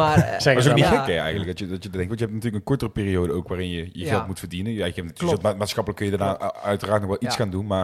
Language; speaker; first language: Dutch; native; Dutch